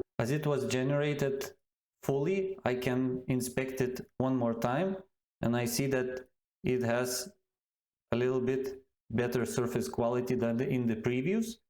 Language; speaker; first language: English; non-native, fluent; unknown